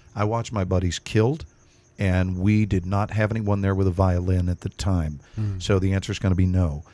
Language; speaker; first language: English; native; English